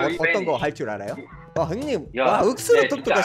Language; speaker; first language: Korean; non-native, fluent; Spanish